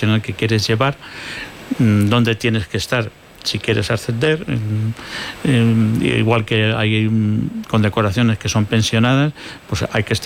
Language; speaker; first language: Spanish; native; Spanish